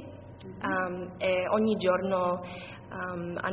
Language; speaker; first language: Italian; non-native, learner; English